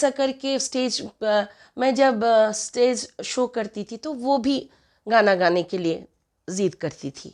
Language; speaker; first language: Hindi; non-native, local second language; Bangla